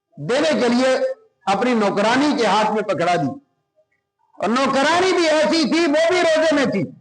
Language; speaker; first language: Urdu; non-native, local second language; Punjabi